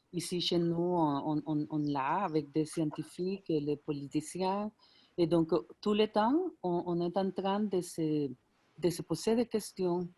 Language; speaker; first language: French; non-native, fluent; Spanish